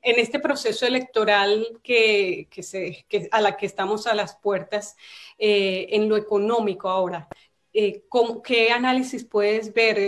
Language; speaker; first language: Spanish; native; Spanish